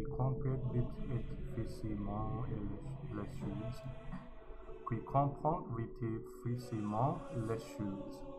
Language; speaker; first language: French; non-native, learner; Chinese